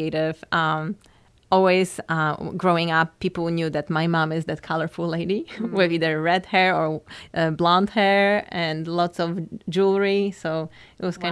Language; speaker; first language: English; non-native, fluent; Polish